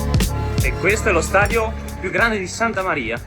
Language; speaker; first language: Italian; native; Italian